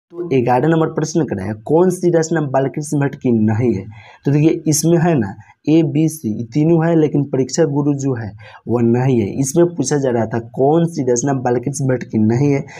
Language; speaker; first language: Hindi; native; Hindi